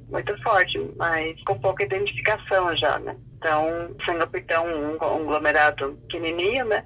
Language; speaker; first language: Portuguese; non-native, local second language; Guarani